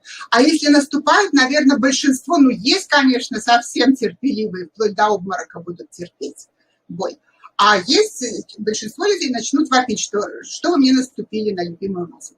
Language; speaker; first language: Russian; native; Russian